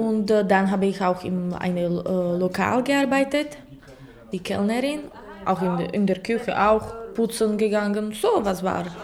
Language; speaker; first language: German; non-native, learner; Slovak